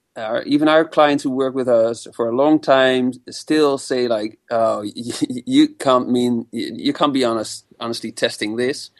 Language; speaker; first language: English; non-native, fluent; Dutch